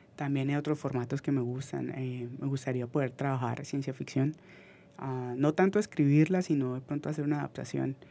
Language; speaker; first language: Spanish; native; Spanish